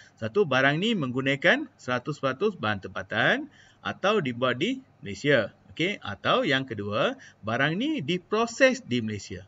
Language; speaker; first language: Malay; non-native, local second language; Malayalam